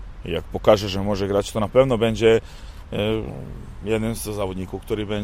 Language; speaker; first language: Polish; non-native, fluent; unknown